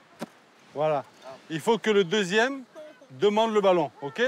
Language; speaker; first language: French; native; French